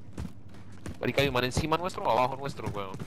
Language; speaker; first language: Spanish; native; Spanish